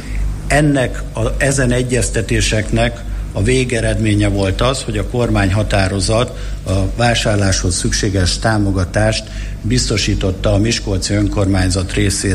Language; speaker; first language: Hungarian; native; Hungarian